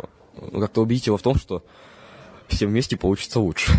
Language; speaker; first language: Russian; native; Russian